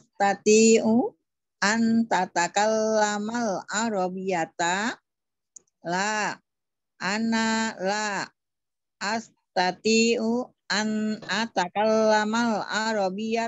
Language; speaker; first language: Arabic; non-native, learner; Indonesian